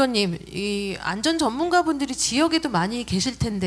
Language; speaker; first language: Korean; native; Korean